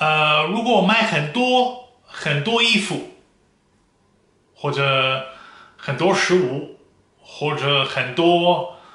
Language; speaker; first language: Chinese; non-native, fluent; Dutch